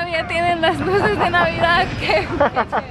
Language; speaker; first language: Spanish; non-native, fluent; Hungarian